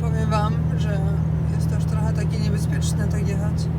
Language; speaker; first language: Polish; native; Polish